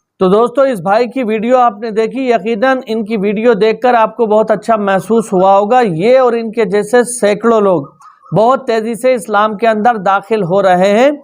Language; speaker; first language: Urdu; native; Urdu